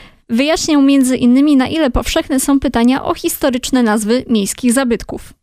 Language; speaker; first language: Polish; native; Polish